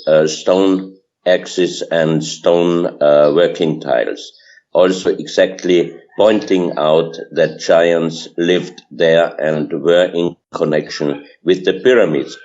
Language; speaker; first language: English; non-native, fluent; German